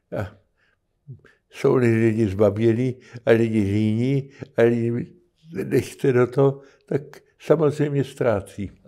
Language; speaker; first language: Czech; native; Czech